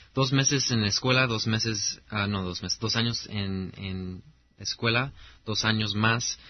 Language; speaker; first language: Spanish; early bilingual, heritage; Spanish